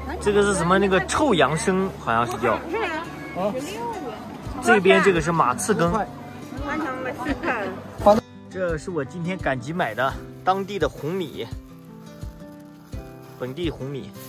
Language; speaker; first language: Chinese; native; Chinese